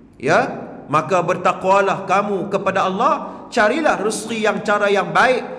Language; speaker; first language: Malay; native; Malay